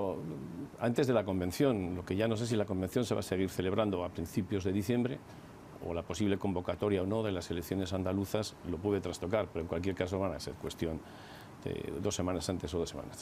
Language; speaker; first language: Spanish; native; Spanish